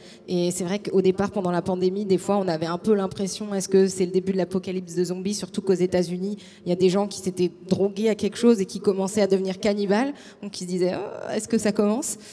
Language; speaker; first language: French; native; French